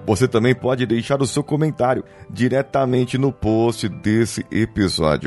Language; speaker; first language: Portuguese; native; Portuguese